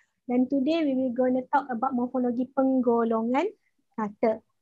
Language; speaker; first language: English; non-native, local second language; Malay